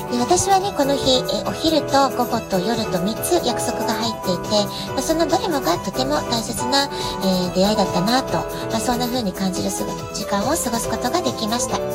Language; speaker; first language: Japanese; native; Japanese